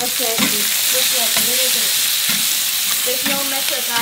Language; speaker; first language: English; non-native, learner; Indonesian